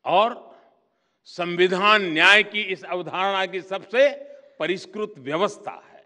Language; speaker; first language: Hindi; non-native, local second language; Gujarati